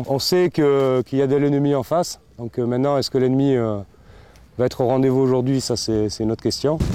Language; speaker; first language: French; native; French